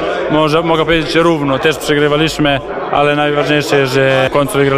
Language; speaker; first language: Polish; non-native, fluent; Serbian